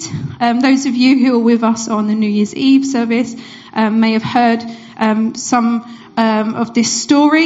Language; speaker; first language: English; native; English